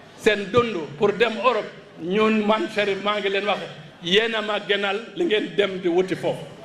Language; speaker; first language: Wolof; non-native, local second language; Fula